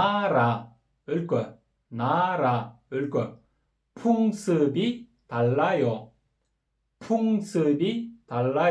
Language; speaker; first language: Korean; non-native, fluent; Kyrgyz